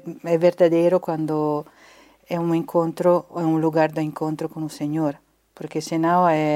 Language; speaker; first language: Portuguese; non-native, fluent; Italian